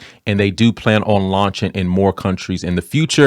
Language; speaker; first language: English; native; English